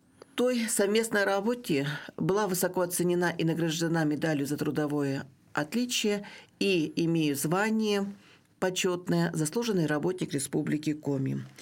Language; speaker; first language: Russian; non-native, local second language; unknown